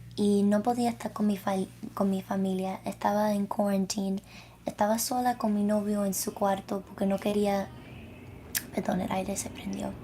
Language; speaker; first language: Spanish; early bilingual, other home language; English